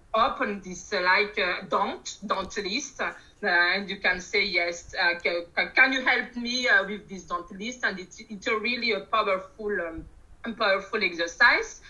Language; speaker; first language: English; non-native, learner; Malagasy